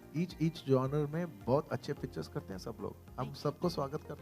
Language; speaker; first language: Hindi; non-native, local second language; Telugu